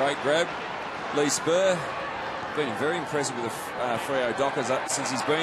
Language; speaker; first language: English; native; English